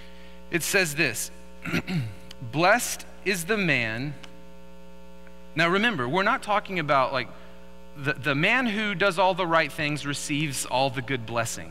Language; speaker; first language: English; native; English